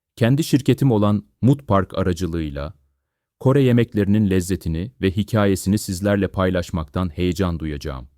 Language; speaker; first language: Turkish; non-native, fluent; Korean